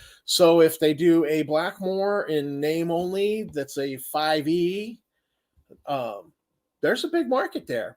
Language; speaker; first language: English; native; English